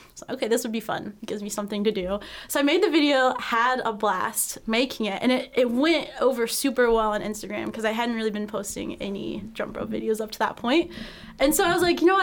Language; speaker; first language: English; native; English